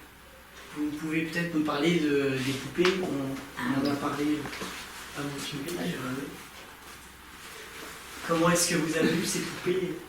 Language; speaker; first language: French; native; French